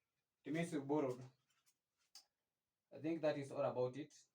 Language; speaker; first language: English; non-native, local second language; Swahili